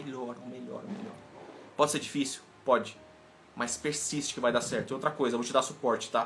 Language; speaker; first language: Portuguese; native; Portuguese